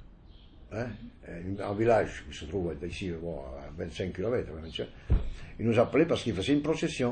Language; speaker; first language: French; non-native, fluent; Italian